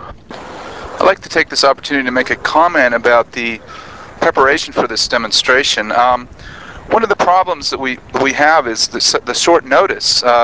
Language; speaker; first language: English; native; English